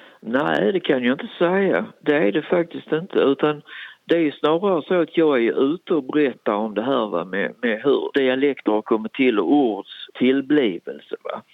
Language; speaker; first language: Swedish; native; Swedish